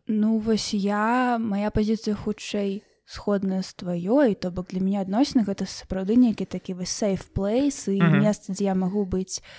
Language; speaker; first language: Belarusian; native; Belarusian